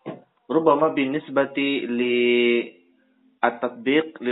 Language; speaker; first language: Arabic; non-native, fluent; Indonesian